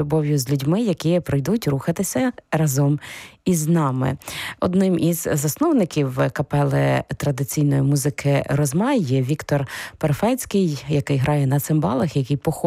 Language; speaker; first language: Ukrainian; native; Ukrainian